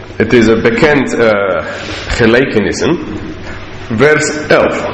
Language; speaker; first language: Dutch; non-native, learner; English